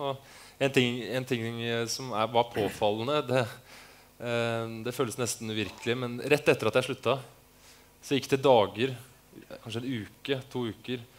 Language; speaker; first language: Norwegian; native; Norwegian